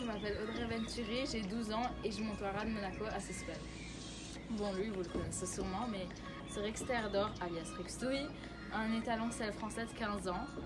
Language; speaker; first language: French; early bilingual, other home language; Italian